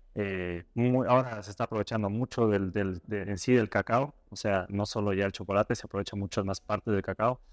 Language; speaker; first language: Spanish; native; Spanish